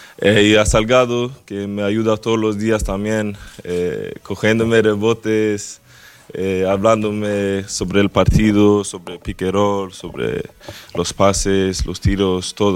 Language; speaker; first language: Spanish; non-native, fluent; Swedish